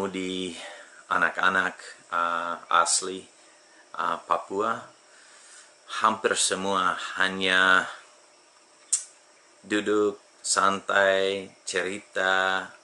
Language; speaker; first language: Indonesian; non-native, fluent; English